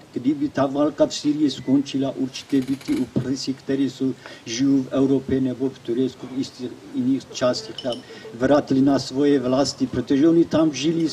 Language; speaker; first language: Czech; non-native, learner; Kurdish